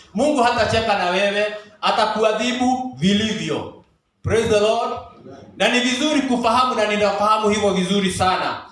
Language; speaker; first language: Swahili; non-native, local second language; Kikuyu